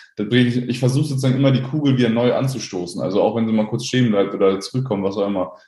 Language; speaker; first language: German; native; German